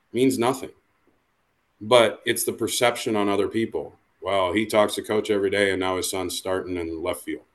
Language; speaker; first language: English; native; English